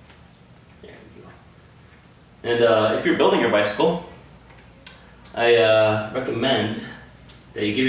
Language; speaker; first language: English; native; English